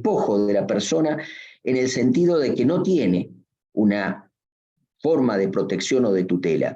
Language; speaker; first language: Spanish; native; Spanish